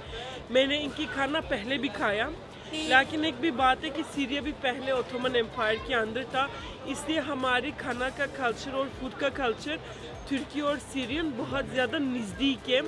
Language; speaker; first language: Hindi; non-native, learner; Turkish